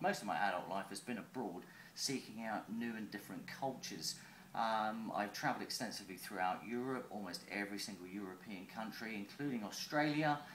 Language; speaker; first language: English; native; English